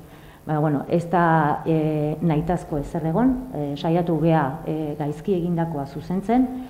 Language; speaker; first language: Basque; native; Basque